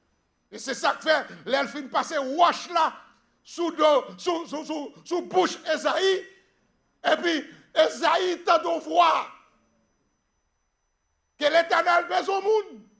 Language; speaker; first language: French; non-native, local second language; Haitian Creole